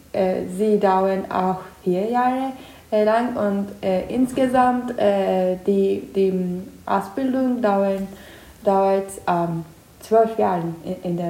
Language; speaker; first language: German; non-native, learner; Turkish